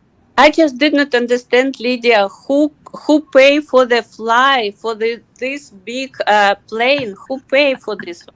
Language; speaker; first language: English; non-native, learner; Russian